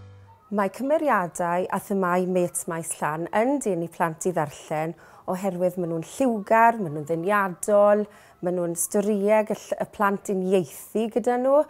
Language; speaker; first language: Welsh; native; Welsh